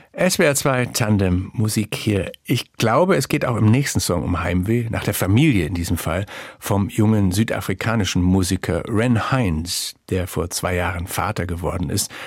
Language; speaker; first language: German; native; German